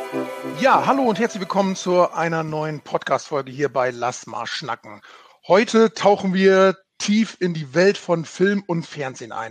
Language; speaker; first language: German; native; German